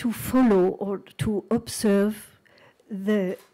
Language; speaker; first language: English; non-native, fluent; French